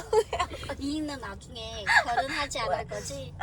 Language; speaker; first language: Korean; non-native, fluent; Chinese